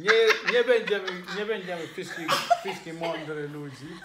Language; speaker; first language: Polish; non-native, learner; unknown